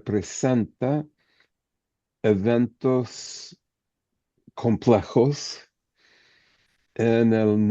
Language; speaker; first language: Spanish; non-native, fluent; English